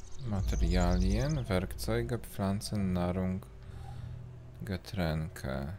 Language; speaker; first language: German; non-native, learner; Polish